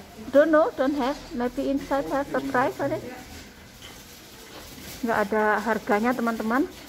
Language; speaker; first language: English; non-native, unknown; Indonesian